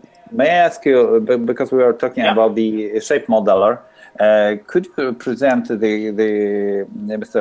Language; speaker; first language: English; non-native, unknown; Polish